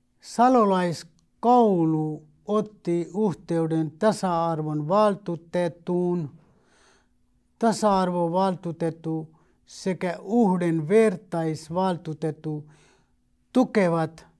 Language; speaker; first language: Finnish; non-native, fluent; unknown